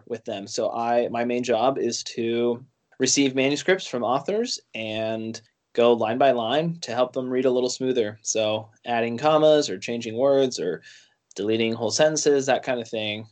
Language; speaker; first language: English; native; English